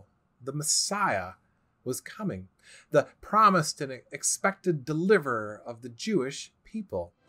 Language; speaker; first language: English; native; English